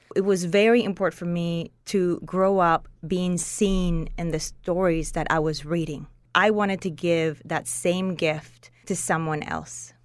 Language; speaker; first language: English; non-native, fluent; Spanish